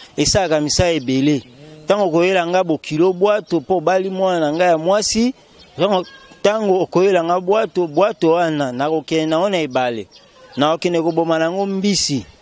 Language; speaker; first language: Lingala; non-native, local second language; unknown